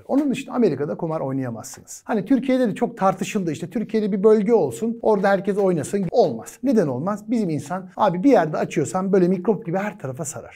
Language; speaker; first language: Turkish; native; Turkish